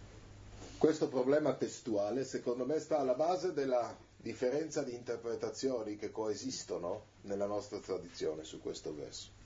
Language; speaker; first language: Italian; native; Italian